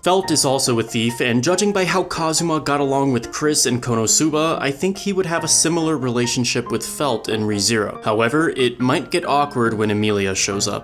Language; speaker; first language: English; native; English